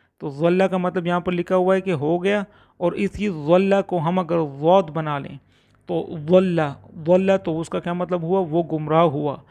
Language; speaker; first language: Urdu; non-native, local second language; Punjabi